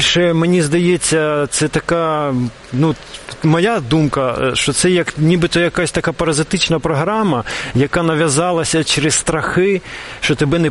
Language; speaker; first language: Ukrainian; non-native, local second language; Russian